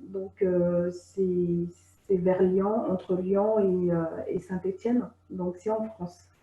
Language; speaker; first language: French; non-native, local second language; Sango